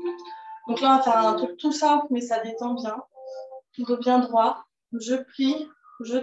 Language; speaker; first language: French; native; French